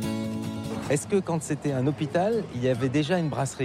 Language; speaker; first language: French; native; French